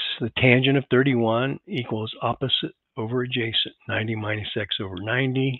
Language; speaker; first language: English; native; English